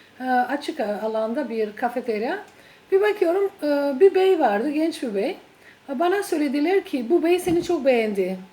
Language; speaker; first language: Turkish; non-native, fluent; Albanian